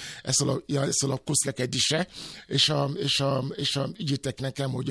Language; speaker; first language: Hungarian; non-native, fluent; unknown